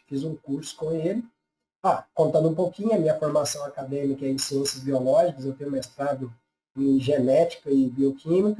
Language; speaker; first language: Portuguese; native; Portuguese